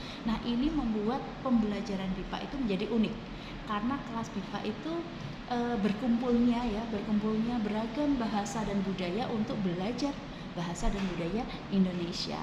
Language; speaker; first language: Indonesian; native; Indonesian